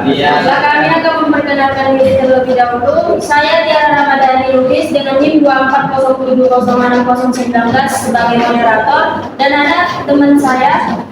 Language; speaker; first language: Indonesian; native; Indonesian